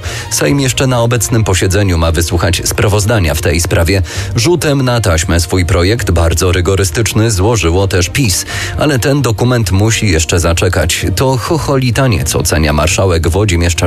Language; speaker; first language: Polish; native; Polish